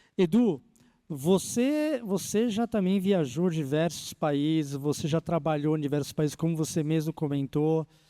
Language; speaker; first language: Portuguese; native; Portuguese